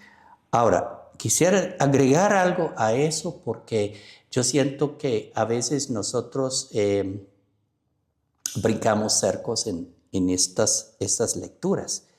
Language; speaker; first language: Spanish; non-native, fluent; English